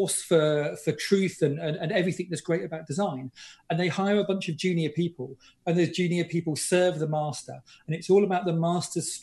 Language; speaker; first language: English; native; English